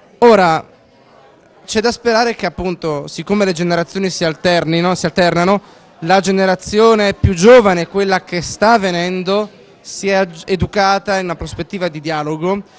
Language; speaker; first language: Italian; native; Italian